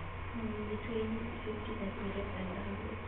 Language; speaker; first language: English; non-native, learner; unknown